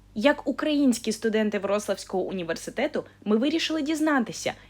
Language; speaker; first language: Ukrainian; native; Ukrainian